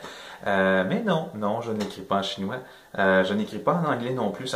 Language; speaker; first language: French; native; French